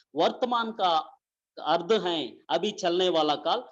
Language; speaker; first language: Hindi; non-native, local second language; Telugu